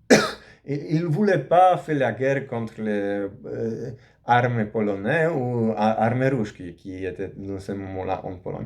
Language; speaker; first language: French; non-native, learner; Polish